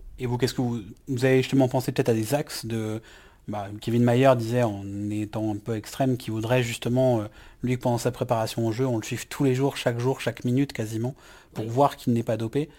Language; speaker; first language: French; native; French